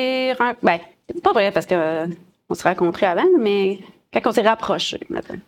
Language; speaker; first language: French; native; French